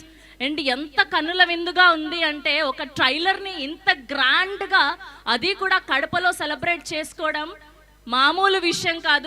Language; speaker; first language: Telugu; native; Telugu